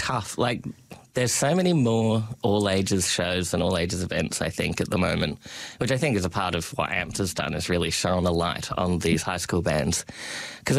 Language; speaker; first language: English; native; English